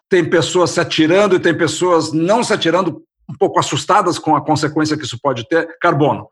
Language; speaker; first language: Portuguese; native; Portuguese